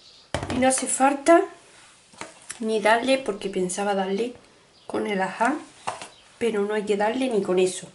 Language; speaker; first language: Spanish; native; Spanish